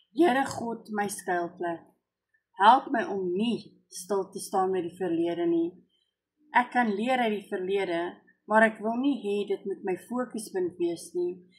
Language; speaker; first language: Afrikaans; non-native, local second language; English